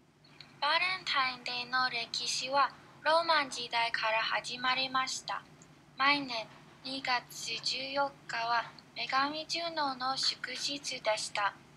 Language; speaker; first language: Japanese; non-native, learner; English